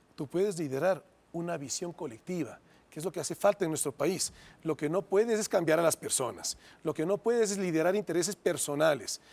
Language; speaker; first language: Spanish; native; Spanish